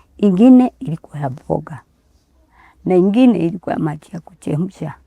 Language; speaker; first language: Swahili; native; Swahili